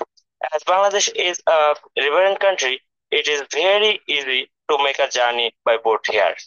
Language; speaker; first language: English; non-native, learner; Bangla